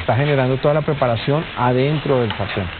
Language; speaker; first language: Spanish; native; Spanish